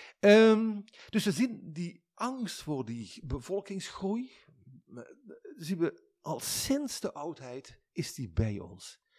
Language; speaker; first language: Dutch; native; Dutch